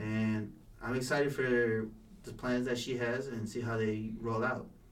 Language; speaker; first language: English; early bilingual, other home language; Spanish